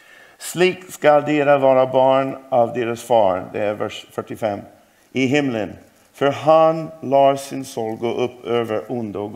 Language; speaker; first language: Swedish; non-native, fluent; English